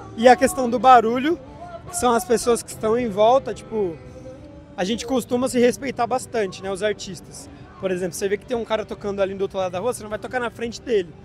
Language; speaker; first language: Portuguese; native; Portuguese